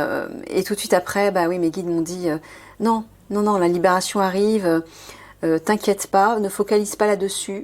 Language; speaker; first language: French; native; French